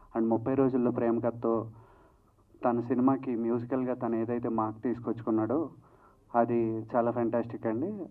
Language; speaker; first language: Telugu; native; Telugu